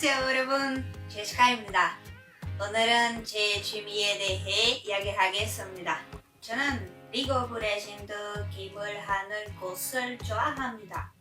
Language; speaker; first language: Korean; non-native, learner; Portuguese